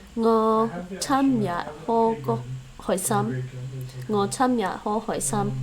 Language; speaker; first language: Cantonese; non-native, learner; English